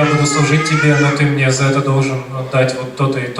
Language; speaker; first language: Russian; native; Russian